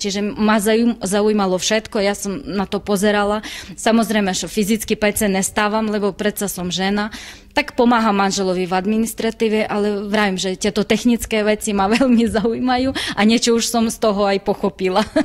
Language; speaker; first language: Slovak; non-native, fluent; Ukrainian